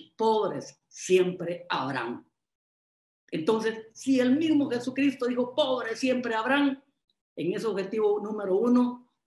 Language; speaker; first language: Spanish; native; Spanish